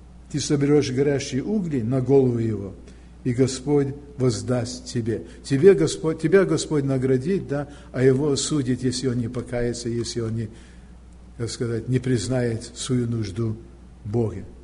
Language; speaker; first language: Russian; non-native, fluent; English